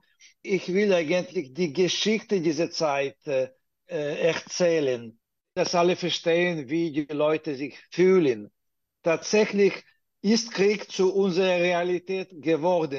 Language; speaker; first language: German; non-native, fluent; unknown